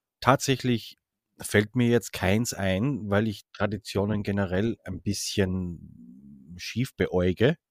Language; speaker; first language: German; native; German